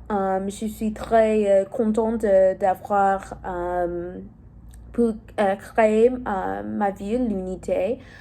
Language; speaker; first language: French; non-native, learner; English